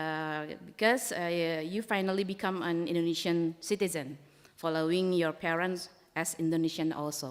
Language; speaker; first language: English; non-native, learner; Indonesian